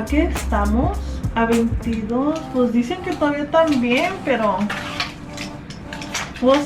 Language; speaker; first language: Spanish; early bilingual, heritage; English